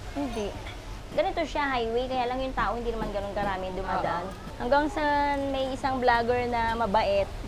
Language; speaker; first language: Filipino; native; Filipino